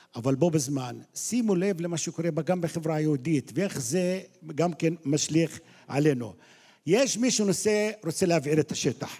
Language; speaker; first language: Hebrew; non-native, local second language; Arabic